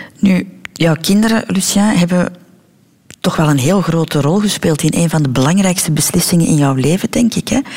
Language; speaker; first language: Dutch; native; Dutch